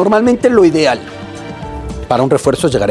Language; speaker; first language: Spanish; native; Spanish